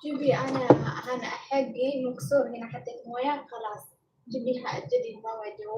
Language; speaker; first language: Arabic; non-native, learner; Tigrinya